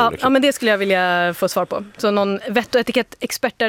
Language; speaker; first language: Swedish; native; Swedish